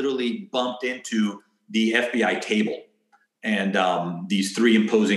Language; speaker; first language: English; early bilingual, other home language; Spanish